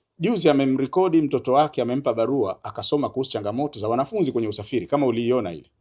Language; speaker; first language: Swahili; native; Swahili